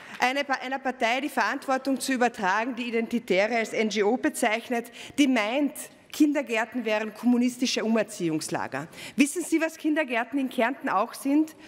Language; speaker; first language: German; non-native, local second language; Slovenian